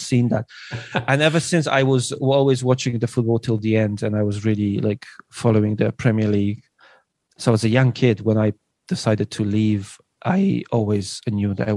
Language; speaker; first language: English; non-native, fluent; Polish